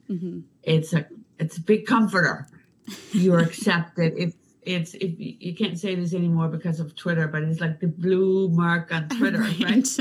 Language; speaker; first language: English; non-native, fluent; Danish